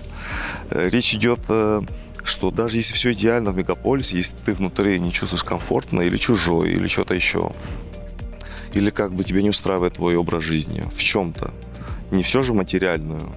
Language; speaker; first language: Russian; non-native, fluent; Greek